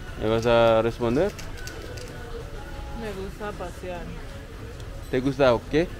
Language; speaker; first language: Spanish; non-native, learner; English